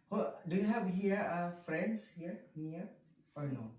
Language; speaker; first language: English; non-native, local second language; Filipino